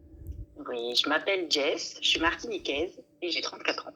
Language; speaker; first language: French; native; French